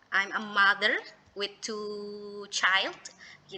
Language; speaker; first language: English; non-native, learner; Javanese